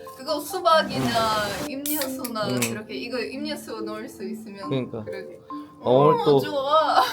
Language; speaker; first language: Korean; non-native, learner; Russian